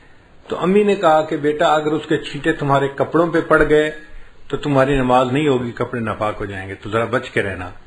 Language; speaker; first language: Urdu; native; Urdu